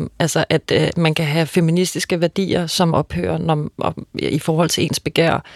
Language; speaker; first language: Danish; native; Danish